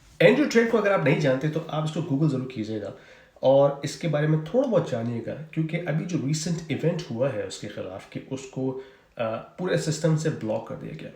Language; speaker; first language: Urdu; native; Urdu